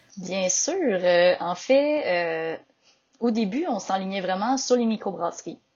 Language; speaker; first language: French; native; French